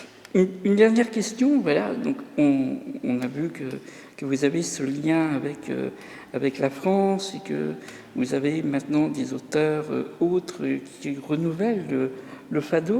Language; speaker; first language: French; native; French